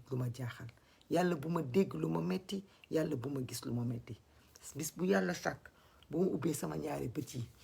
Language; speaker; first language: Wolof; non-native, local second language; Fula